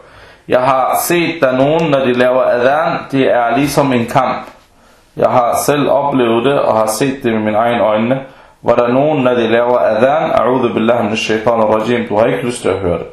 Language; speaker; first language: Danish; early bilingual, other home language; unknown